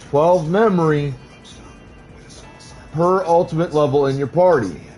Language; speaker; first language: English; native; English